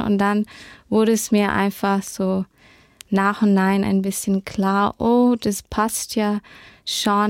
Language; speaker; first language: German; early bilingual, heritage; German